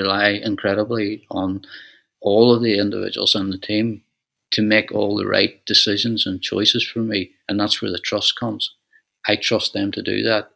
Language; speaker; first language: English; native; English